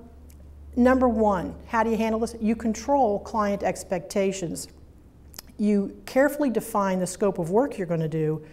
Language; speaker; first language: English; native; English